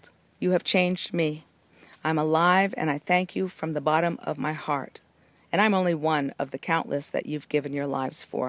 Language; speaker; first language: English; native; English